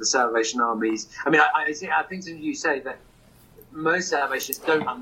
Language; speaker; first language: English; native; English